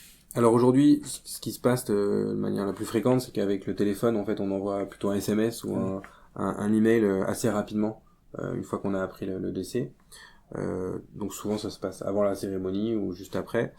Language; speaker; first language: French; native; French